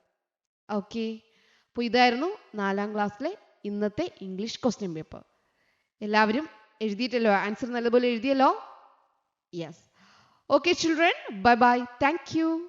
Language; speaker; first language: Malayalam; native; Malayalam